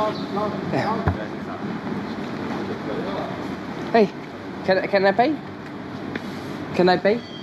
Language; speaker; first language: English; non-native, learner; French